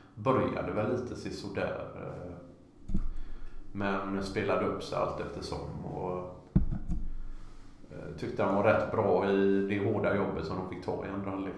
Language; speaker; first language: Swedish; native; Swedish